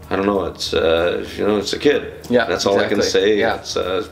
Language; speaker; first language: English; native; English